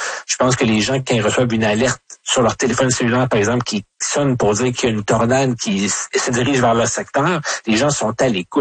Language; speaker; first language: French; native; French